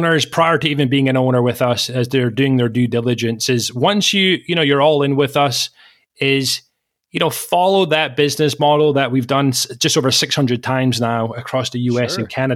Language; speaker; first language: English; native; English